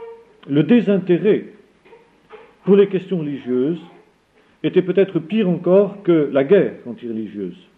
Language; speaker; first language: French; native; French